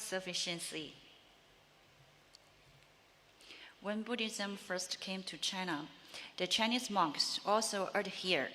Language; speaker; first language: English; non-native, learner; Chinese